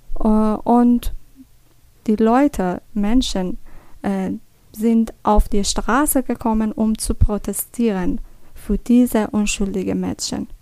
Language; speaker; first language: German; non-native, learner; Persian